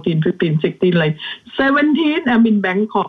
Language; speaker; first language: English; non-native, learner; Thai